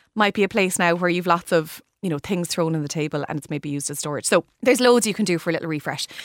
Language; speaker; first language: English; native; English